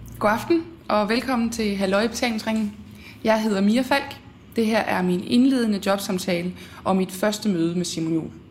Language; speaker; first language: Danish; native; Danish